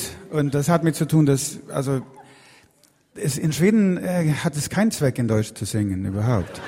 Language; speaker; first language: German; non-native, fluent; Swedish